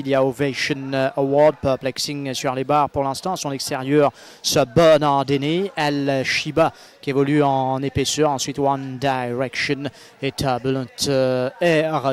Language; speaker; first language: French; non-native, local second language; Morisyen